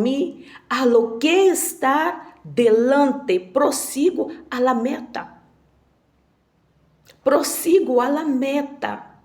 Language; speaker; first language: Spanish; non-native, learner; Portuguese